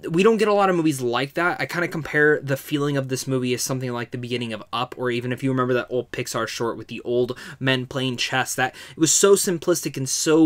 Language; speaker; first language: English; native; English